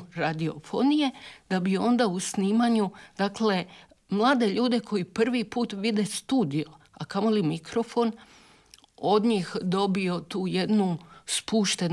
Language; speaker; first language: Serbian; native; Serbian